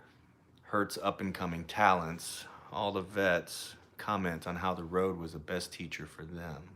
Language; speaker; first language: English; native; English